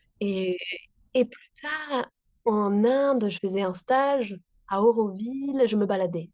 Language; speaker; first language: French; non-native, fluent; Spanish